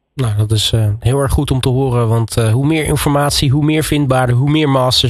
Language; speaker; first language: Dutch; native; Dutch